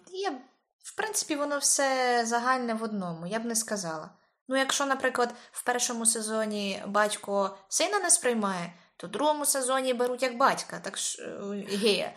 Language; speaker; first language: Ukrainian; native; Ukrainian